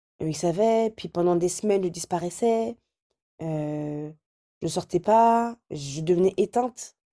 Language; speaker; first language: French; early bilingual, other home language; Arabic